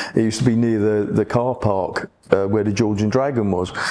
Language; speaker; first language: English; native; English